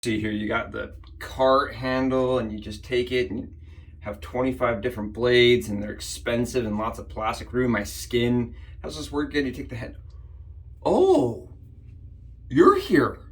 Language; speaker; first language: English; native; English